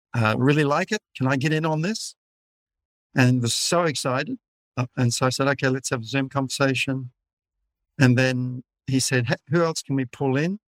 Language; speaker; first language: English; native; English